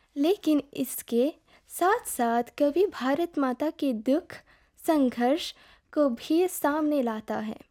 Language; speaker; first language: Hindi; early bilingual, heritage; Hindi